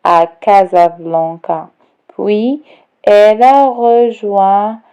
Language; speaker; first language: French; non-native, local second language; Arabic